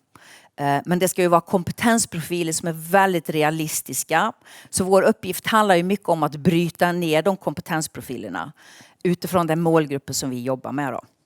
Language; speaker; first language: Swedish; native; Swedish